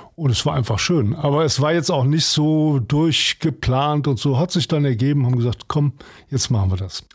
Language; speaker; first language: German; native; German